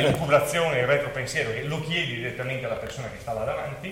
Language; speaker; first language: Italian; native; Italian